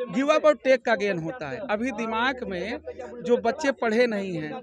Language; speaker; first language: Hindi; native; Hindi